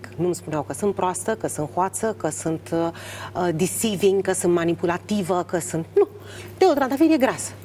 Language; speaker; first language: Romanian; native; Romanian